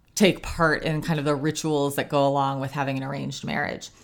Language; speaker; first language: English; native; English